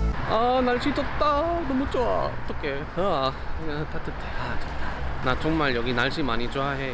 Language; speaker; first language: Korean; non-native, learner; Spanish